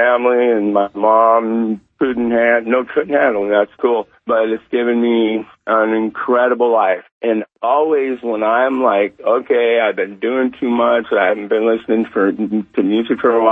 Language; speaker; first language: English; native; English